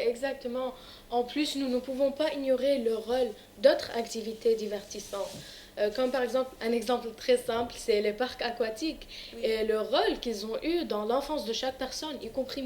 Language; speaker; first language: French; non-native, local second language; Arabic